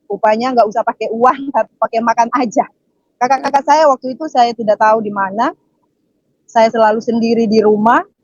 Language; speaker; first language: Indonesian; native; Indonesian